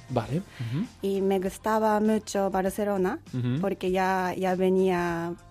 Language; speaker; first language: Spanish; non-native, learner; Japanese